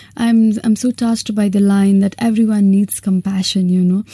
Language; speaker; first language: English; non-native, local second language; Nepali